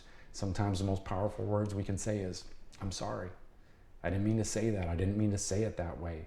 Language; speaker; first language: English; native; English